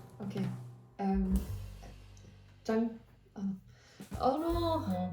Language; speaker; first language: Korean; non-native, learner; English